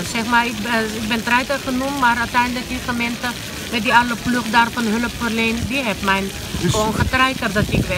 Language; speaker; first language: Dutch; non-native, learner; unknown